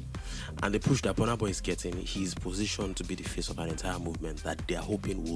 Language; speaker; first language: English; non-native, local second language; Yoruba